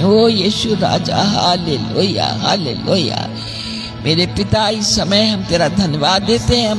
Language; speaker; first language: Hindi; native; Hindi